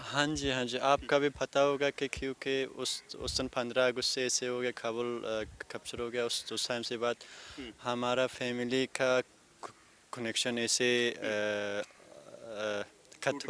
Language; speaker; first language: Hindi; non-native, learner; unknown